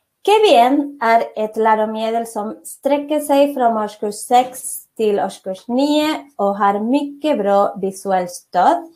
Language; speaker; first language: Swedish; non-native, fluent; Spanish